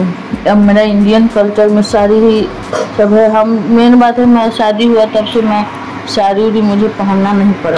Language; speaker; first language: Hindi; non-native, local second language; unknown